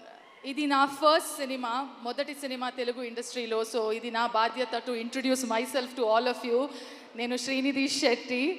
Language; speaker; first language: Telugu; non-native, learner; Kannada